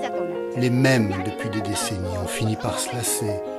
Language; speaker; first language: French; native; French